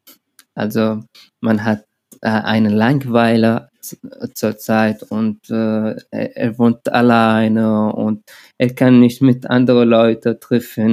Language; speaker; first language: German; non-native, learner; Arabic